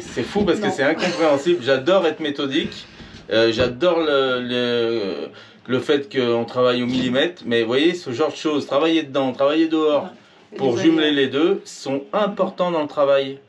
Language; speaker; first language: French; native; French